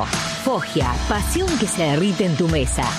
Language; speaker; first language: Spanish; native; Spanish